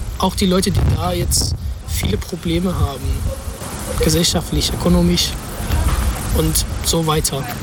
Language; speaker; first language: German; non-native, fluent; Azerbaijani